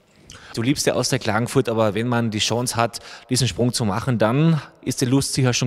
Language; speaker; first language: German; native; German